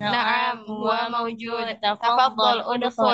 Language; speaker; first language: Arabic; non-native, learner; Indonesian